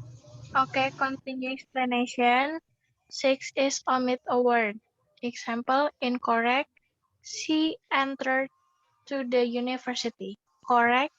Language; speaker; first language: English; non-native, learner; Indonesian